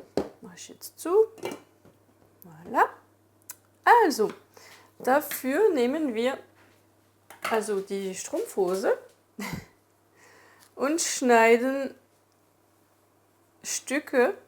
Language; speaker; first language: German; non-native, fluent; French